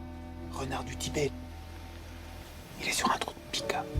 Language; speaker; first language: French; native; French